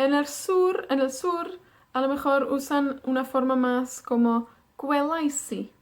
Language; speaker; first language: Spanish; non-native, fluent; Welsh